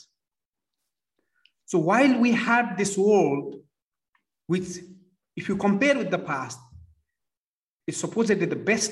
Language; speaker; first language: English; non-native, local second language; Nepali